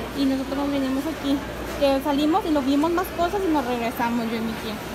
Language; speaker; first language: Spanish; early bilingual, heritage; Spanish